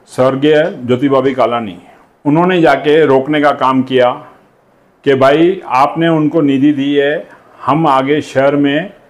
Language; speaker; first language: Hindi; non-native, local second language; Sindhi